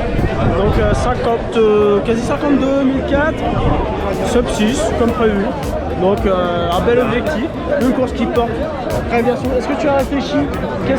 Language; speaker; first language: French; native; French